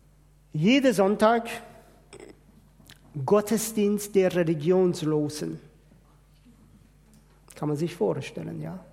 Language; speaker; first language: German; non-native, fluent; Persian